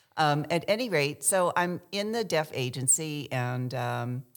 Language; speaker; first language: English; early bilingual, other home language; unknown